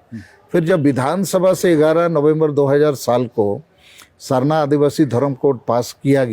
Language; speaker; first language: Hindi; non-native, local second language; Santali